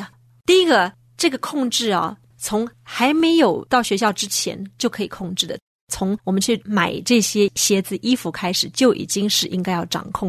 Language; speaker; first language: Chinese; native; Chinese